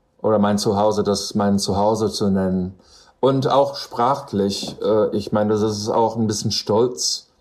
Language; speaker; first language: German; non-native, fluent; English